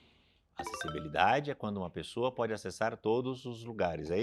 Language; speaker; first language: Portuguese; native; Portuguese